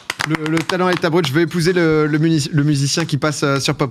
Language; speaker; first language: French; native; French